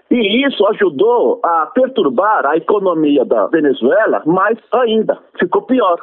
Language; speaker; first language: Portuguese; native; Portuguese